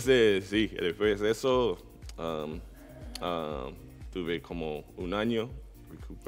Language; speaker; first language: Spanish; non-native, learner; English